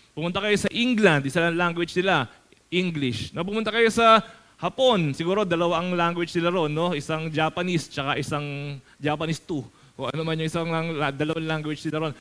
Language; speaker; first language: Filipino; native; Filipino